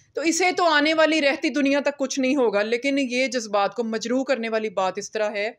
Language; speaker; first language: Urdu; native; Urdu